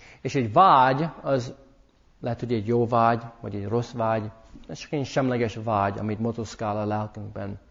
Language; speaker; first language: Hungarian; early bilingual, heritage; English